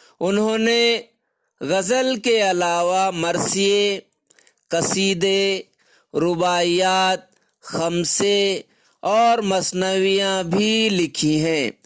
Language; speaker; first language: Urdu; native; Urdu